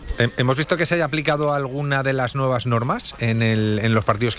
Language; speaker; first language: Spanish; native; Spanish